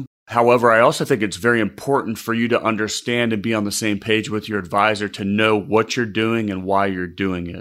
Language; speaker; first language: English; native; English